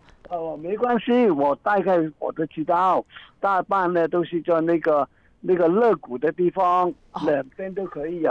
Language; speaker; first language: Chinese; native; Chinese